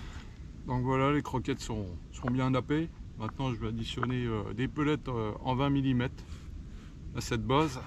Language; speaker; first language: French; native; French